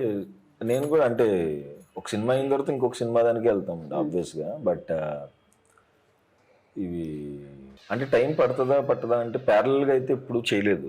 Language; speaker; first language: Telugu; native; Telugu